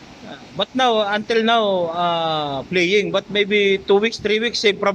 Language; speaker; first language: English; non-native, learner; Filipino